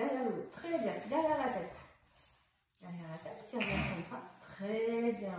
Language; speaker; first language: French; native; French